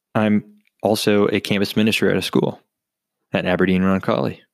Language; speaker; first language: English; native; English